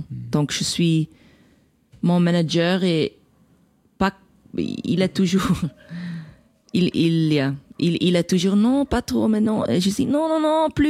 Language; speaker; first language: French; non-native, local second language; Dutch